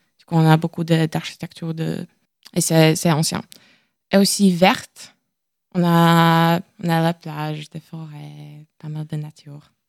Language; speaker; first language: French; non-native, learner; Latvian